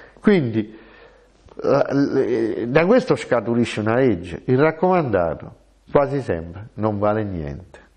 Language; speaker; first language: Italian; native; Italian